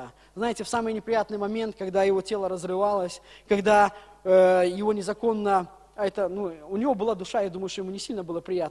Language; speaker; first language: Russian; native; Russian